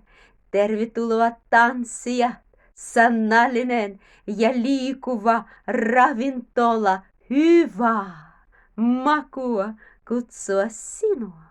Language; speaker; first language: Finnish; non-native, learner; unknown